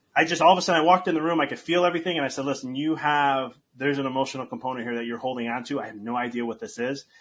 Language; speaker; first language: English; native; English